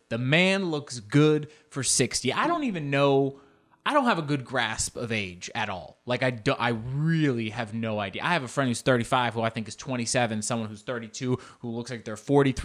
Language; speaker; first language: English; early bilingual, other home language; Spanish